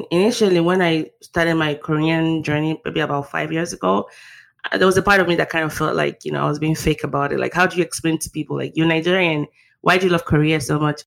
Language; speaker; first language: English; non-native, local second language; Yoruba